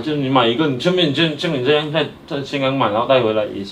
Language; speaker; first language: Chinese; native; Chinese